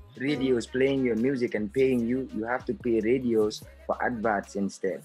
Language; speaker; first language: English; non-native, local second language; Mandingo